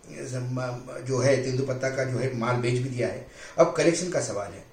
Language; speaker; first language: Hindi; non-native, local second language; Marathi